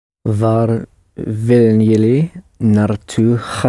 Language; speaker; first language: Dutch; non-native, learner; English